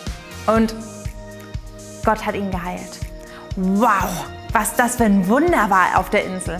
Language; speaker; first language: German; native; German